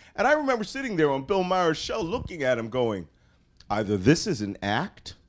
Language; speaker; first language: English; native; English